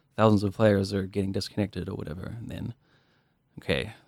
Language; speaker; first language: English; native; English